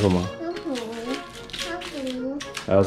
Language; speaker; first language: Chinese; native; Chinese